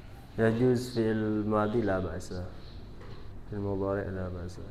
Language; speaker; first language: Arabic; non-native, fluent; Indonesian